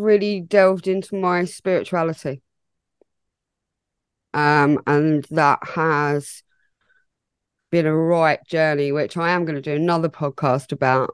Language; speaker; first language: English; native; English